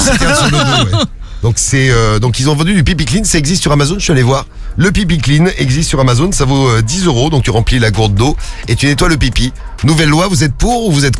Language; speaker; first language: French; native; French